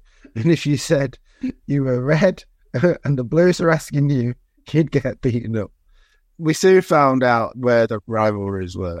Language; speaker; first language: English; early bilingual, other home language; Jamaican Creole English